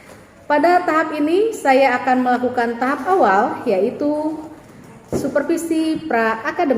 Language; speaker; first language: Indonesian; native; Indonesian